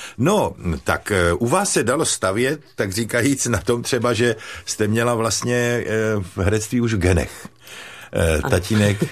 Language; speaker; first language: Czech; native; Czech